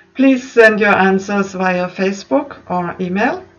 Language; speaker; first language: English; non-native, fluent; German